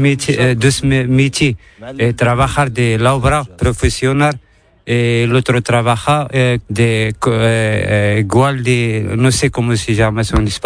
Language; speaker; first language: Spanish; non-native, learner; Arabic